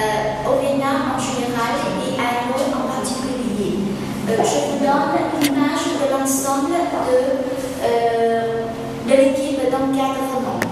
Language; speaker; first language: French; non-native, fluent; Vietnamese